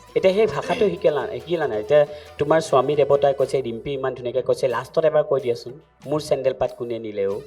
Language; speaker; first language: Assamese; native; Assamese